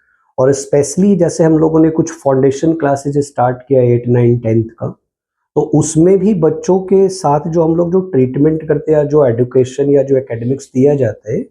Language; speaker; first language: Hindi; native; Hindi